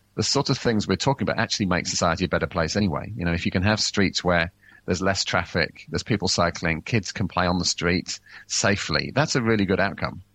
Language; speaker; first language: English; native; English